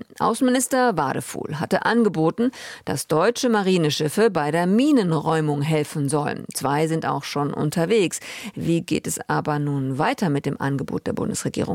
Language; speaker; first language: German; native; German